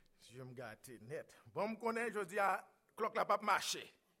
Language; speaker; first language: French; native; French